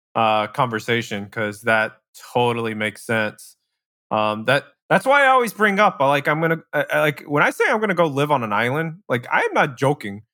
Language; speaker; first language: English; early bilingual, other home language; Filipino